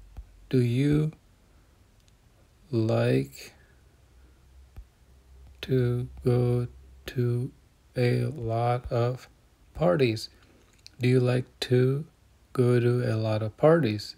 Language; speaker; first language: English; non-native, fluent; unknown